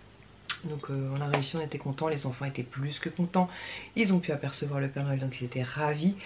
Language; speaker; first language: French; native; French